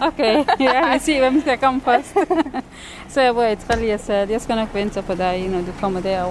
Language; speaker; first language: Danish; non-native, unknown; Kurdish